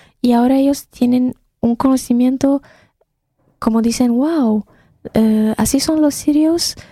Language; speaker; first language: Spanish; non-native, fluent; Arabic